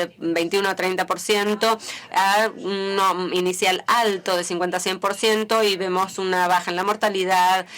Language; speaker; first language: Spanish; native; Spanish